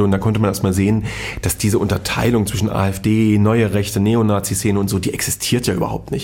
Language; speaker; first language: German; native; German